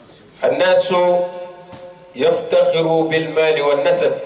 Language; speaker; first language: Arabic; non-native, fluent; French